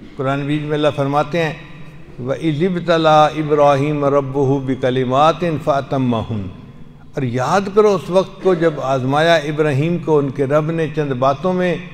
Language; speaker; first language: Urdu; non-native, local second language; Punjabi